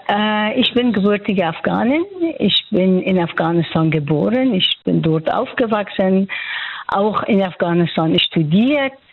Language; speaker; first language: German; non-native, fluent; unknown